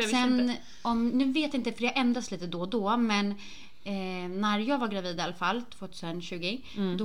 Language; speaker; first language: Swedish; native; Swedish